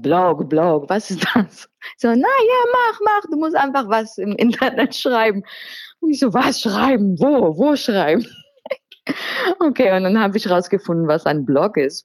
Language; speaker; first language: German; non-native, fluent; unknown